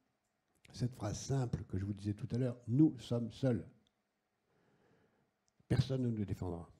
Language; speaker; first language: French; native; French